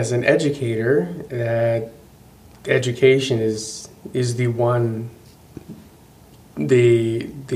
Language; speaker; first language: English; native; English